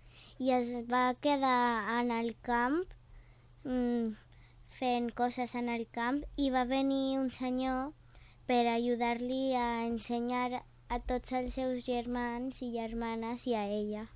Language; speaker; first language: Catalan; non-native, local second language; Spanish